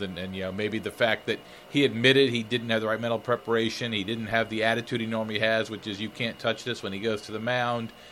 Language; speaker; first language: English; native; English